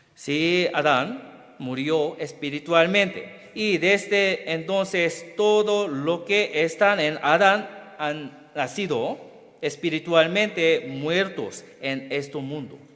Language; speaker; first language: Spanish; non-native, fluent; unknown